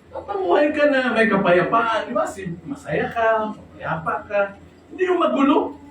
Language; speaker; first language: Filipino; non-native, local second language; Cebuano